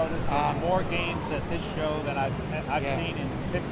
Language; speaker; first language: English; native; English